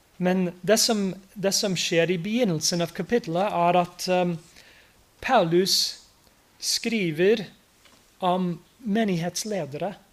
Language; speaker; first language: Norwegian; non-native, fluent; English